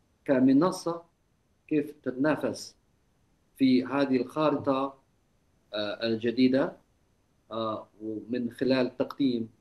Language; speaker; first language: Arabic; non-native, fluent; Chinese